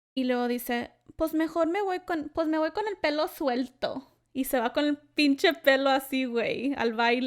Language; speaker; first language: Spanish; early bilingual, other home language; English